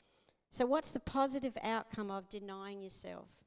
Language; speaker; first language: English; native; English